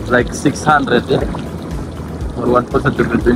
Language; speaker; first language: English; non-native, learner; Indonesian